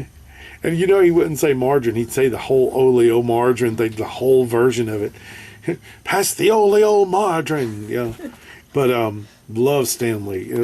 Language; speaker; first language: English; native; English